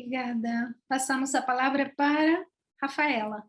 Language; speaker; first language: Portuguese; non-native, fluent; Spanish